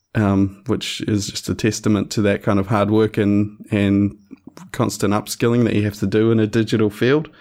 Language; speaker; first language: English; native; English